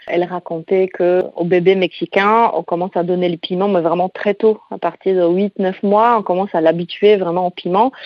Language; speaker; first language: French; non-native, fluent; Polish